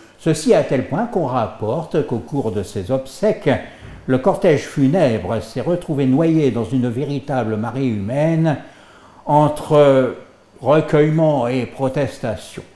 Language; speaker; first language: French; native; French